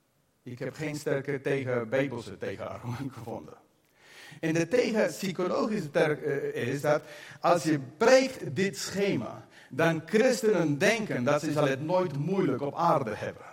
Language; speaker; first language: Dutch; non-native, fluent; English